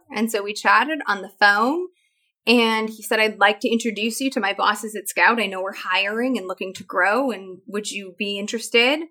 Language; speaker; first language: English; native; English